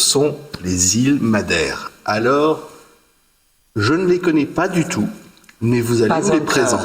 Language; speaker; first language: French; native; French